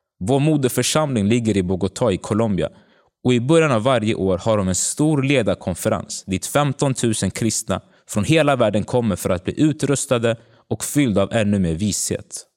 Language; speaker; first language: Swedish; early bilingual, other home language; Tigrinya